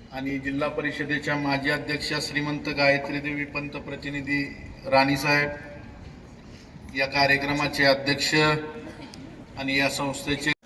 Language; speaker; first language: Marathi; native; Marathi